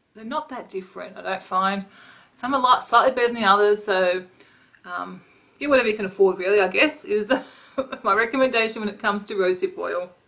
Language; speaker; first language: English; native; English